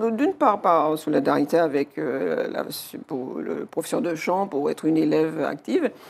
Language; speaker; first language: French; native; French